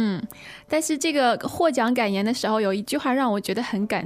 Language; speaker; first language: Chinese; native; Chinese